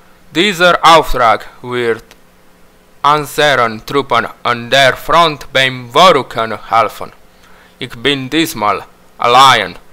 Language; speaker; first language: German; non-native, learner; Romanian